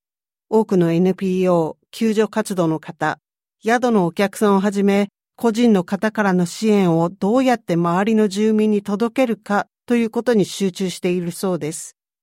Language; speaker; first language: Japanese; native; Japanese